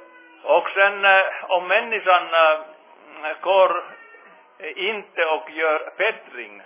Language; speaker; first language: Swedish; non-native, fluent; Finnish